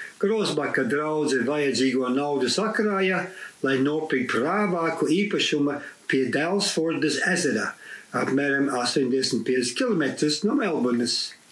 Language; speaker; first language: Latvian; early bilingual, heritage; Latvian